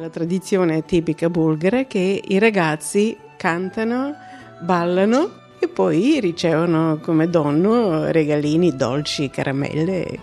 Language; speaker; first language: Italian; non-native, fluent; Bulgarian